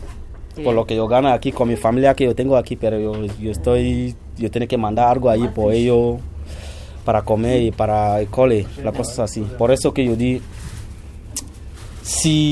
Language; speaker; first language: Spanish; non-native, fluent; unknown